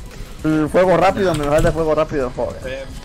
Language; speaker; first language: Spanish; native; Spanish